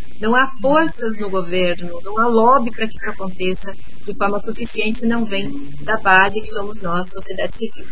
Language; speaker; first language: Portuguese; native; Portuguese